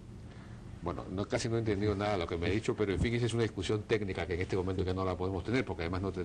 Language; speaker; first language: Spanish; native; Spanish